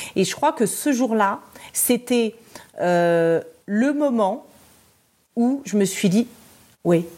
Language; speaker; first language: French; native; French